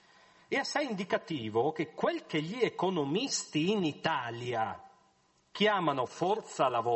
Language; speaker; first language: Italian; native; Italian